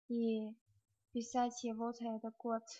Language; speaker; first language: Russian; non-native, learner; Chinese